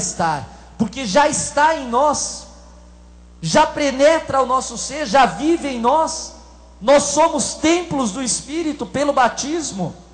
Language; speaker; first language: Portuguese; native; Portuguese